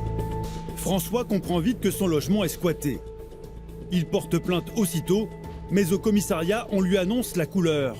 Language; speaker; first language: French; native; French